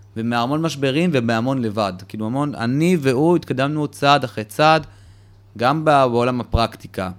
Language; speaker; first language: Hebrew; early bilingual, other home language; Russian